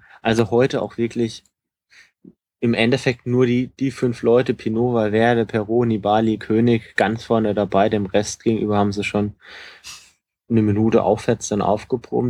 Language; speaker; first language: German; native; German